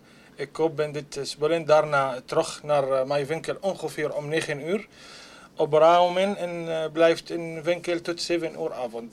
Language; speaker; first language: Dutch; non-native, learner; Arabic